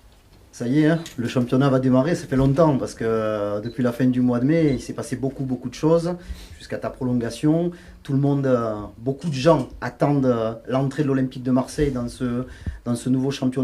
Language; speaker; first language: French; native; French